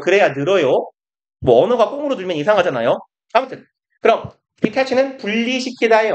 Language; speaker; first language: Korean; native; Korean